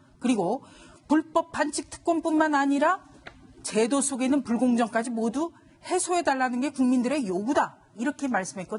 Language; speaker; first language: Korean; native; Korean